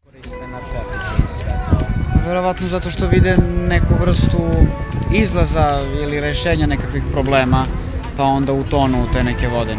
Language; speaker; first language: Serbian; native; Serbian